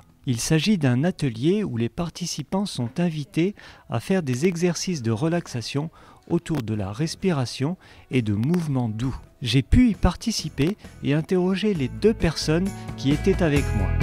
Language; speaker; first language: French; native; French